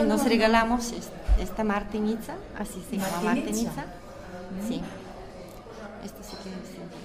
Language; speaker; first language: Spanish; non-native, learner; Bulgarian